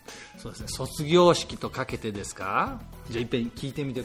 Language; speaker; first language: Japanese; native; Japanese